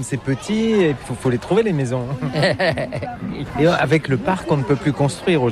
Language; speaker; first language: French; native; French